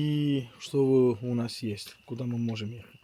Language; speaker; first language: Russian; non-native, fluent; Estonian